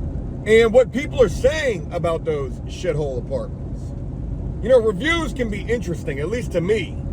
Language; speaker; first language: English; native; English